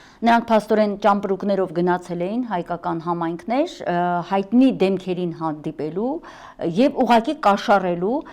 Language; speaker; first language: Armenian; native; Armenian